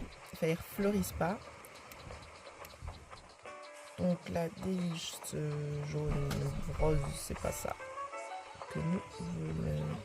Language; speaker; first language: French; native; French